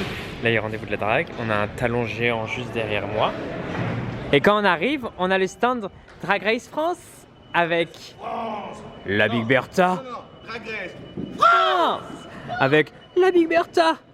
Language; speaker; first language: French; native; French